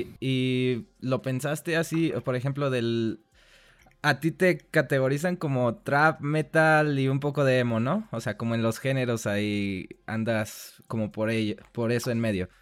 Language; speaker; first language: Spanish; native; Spanish